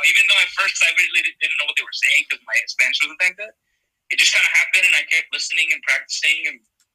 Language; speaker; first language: English; native; English